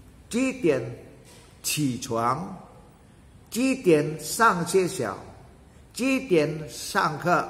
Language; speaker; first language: Chinese; non-native, fluent; Indonesian